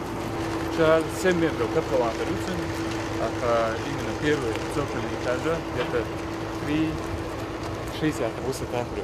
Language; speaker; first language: Russian; non-native, local second language; Chechen